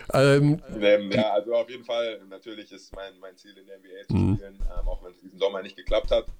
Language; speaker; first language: German; native; German